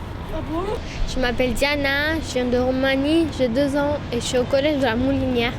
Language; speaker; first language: French; early bilingual, other home language; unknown